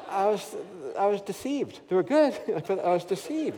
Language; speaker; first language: English; native; English